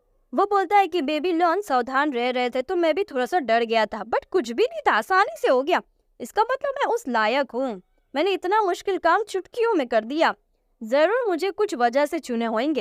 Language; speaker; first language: Hindi; native; Hindi